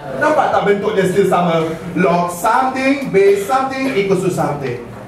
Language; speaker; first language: English; non-native, local second language; Malay